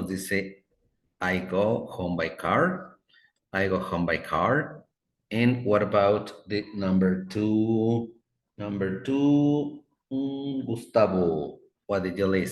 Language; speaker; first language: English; non-native, fluent; Spanish